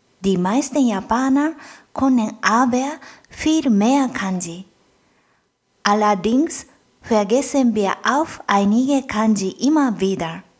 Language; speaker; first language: German; non-native, fluent; Japanese